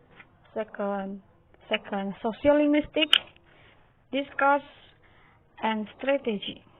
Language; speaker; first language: English; non-native, learner; Indonesian